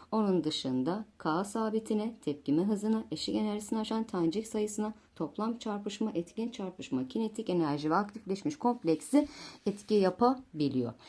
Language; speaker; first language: Turkish; native; Turkish